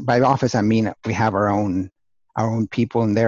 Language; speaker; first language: English; non-native, fluent; Spanish